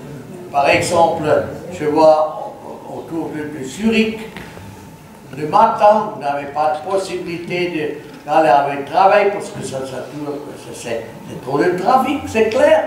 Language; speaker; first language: French; non-native, fluent; German